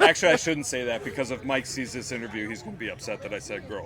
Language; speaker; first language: English; native; English